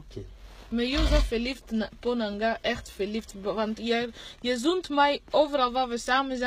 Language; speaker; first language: Dutch; early bilingual, other home language; Lingala